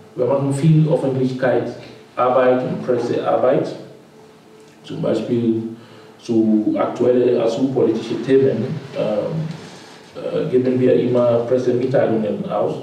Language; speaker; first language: German; non-native, fluent; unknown